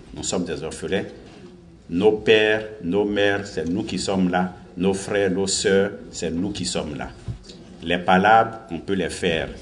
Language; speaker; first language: French; non-native, local second language; Baoulé